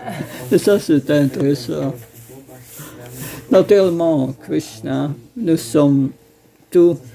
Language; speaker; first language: French; non-native, fluent; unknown